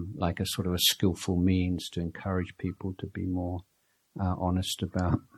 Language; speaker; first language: English; native; English